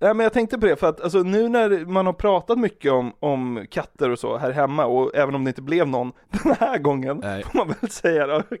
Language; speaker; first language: Swedish; native; Swedish